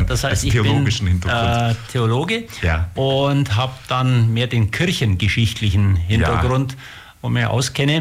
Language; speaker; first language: German; native; German